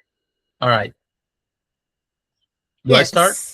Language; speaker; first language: English; non-native, fluent; Spanish